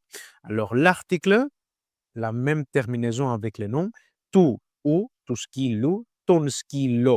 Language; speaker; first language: French; non-native, learner; Greek